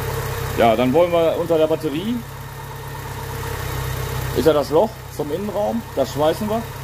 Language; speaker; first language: German; native; German